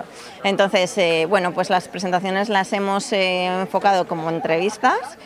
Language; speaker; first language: Spanish; native; Spanish